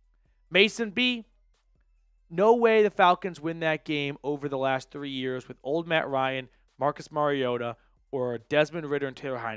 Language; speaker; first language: English; native; English